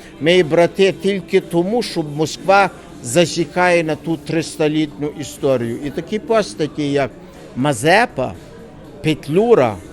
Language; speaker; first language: Ukrainian; early bilingual, heritage; Ukrainian